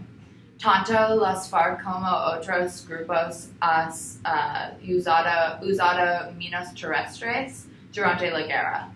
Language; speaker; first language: Spanish; non-native, learner; English